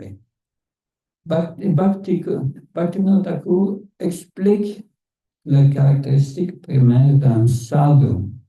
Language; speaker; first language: French; non-native, fluent; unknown